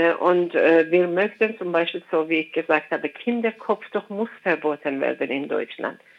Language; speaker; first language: German; non-native, fluent; Persian